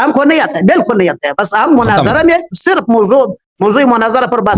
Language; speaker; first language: Hindi; non-native, learner; Pashto